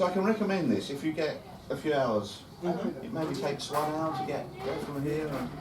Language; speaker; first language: English; native; English